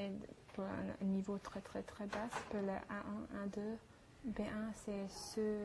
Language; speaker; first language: French; non-native, fluent; English